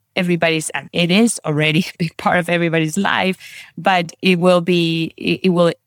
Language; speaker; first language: English; non-native, fluent; Spanish